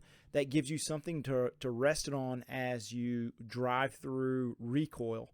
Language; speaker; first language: English; native; English